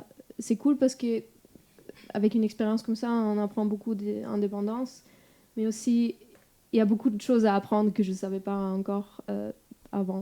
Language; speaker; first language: French; non-native, fluent; German